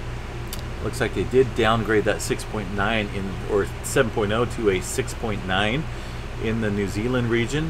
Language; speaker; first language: English; native; English